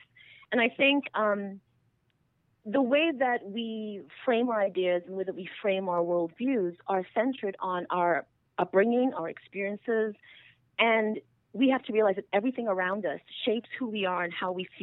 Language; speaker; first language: English; native; English